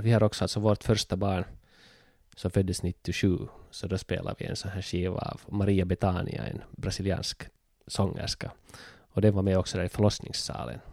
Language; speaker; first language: Swedish; native; Swedish